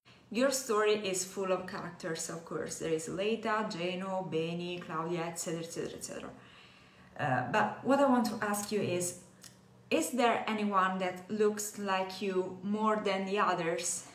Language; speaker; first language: English; non-native, fluent; Italian